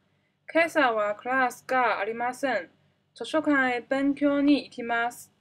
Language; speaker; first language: Japanese; non-native, learner; Cantonese